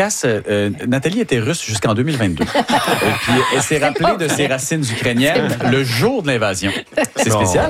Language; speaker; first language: French; native; French